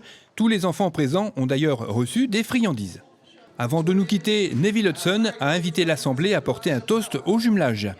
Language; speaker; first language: French; native; French